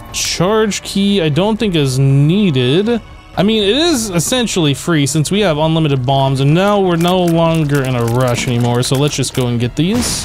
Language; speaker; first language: English; native; English